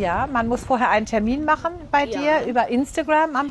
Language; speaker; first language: German; native; German